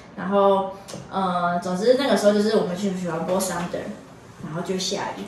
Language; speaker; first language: Chinese; native; Chinese